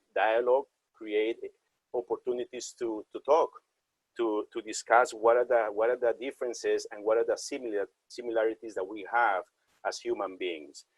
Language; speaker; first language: English; non-native, fluent; Spanish